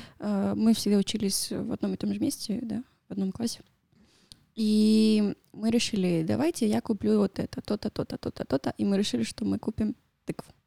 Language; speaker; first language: Russian; non-native, fluent; Spanish